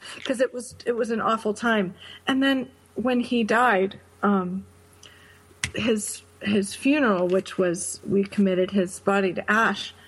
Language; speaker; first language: English; native; English